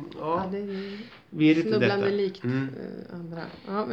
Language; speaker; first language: Swedish; native; Swedish